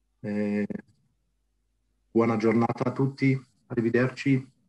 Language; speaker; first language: Italian; non-native, fluent; German